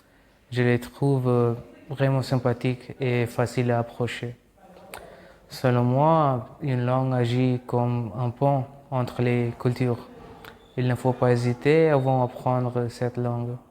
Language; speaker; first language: French; non-native, fluent; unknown